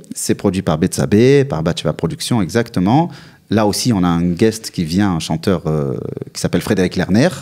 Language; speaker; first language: French; native; French